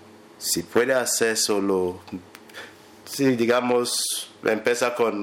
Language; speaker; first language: Spanish; non-native, learner; English